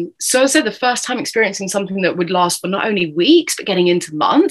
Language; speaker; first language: English; native; English